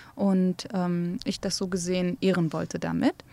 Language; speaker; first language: German; early bilingual, other home language; Central Kurdish